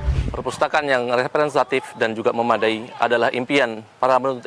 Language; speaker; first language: Indonesian; native; Indonesian